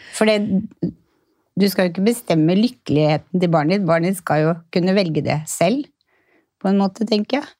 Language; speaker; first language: Norwegian; native; Norwegian